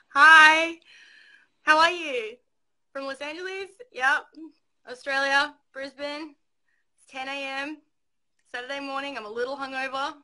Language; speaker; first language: English; native; English